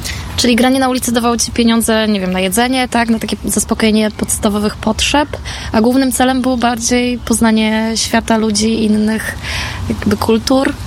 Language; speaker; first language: Polish; native; Polish